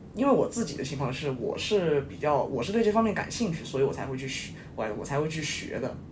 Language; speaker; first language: Chinese; native; Chinese